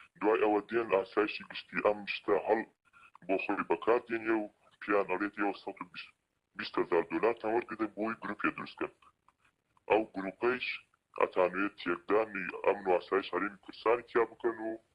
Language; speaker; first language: Central Kurdish; non-native, local second language; Kurdish